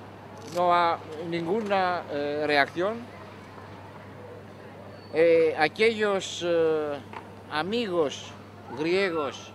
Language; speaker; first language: Spanish; non-native, fluent; Greek